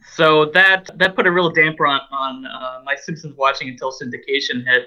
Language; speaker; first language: English; native; English